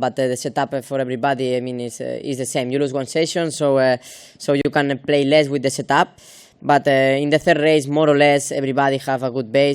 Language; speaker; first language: English; non-native, fluent; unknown